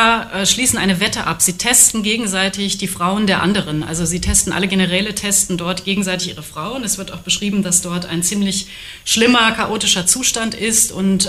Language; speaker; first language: German; native; German